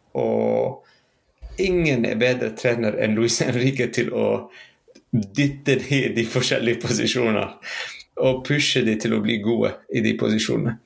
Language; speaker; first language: Norwegian; non-native, fluent; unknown